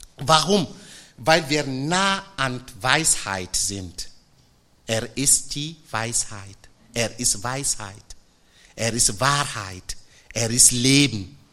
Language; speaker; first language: German; non-native, fluent; French